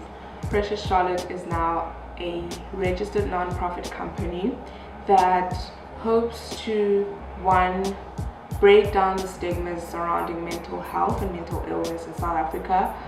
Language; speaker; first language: English; non-native, local second language; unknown